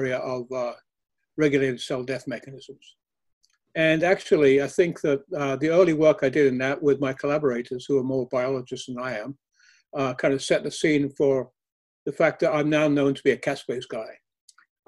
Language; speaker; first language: English; native; English